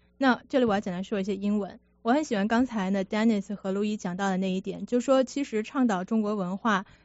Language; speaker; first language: Chinese; native; Chinese